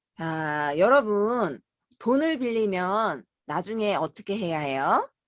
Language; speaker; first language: Korean; native; Korean